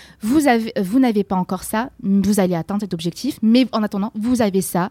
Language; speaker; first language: French; native; French